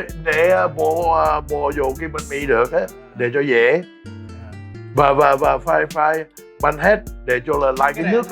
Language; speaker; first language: Vietnamese; early bilingual, heritage; English